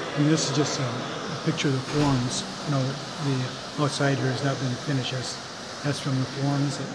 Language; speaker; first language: English; native; English